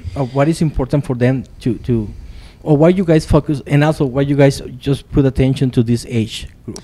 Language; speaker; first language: English; non-native, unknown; Spanish